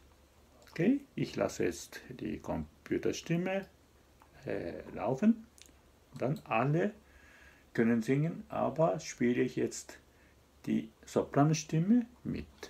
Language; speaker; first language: German; non-native, fluent; Japanese